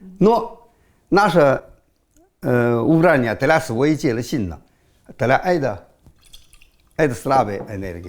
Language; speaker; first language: Russian; non-native, learner; Chinese